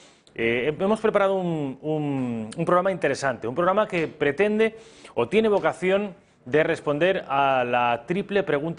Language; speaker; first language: Spanish; native; Spanish